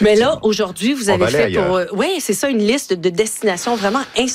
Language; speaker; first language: French; native; French